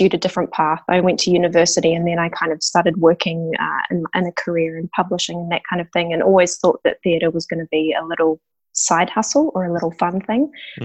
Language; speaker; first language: English; native; English